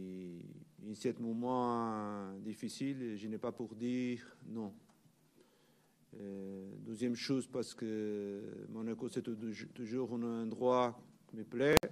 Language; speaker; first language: French; non-native, learner; Portuguese